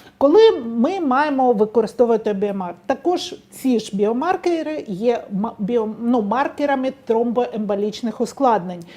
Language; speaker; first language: Ukrainian; non-native, local second language; Russian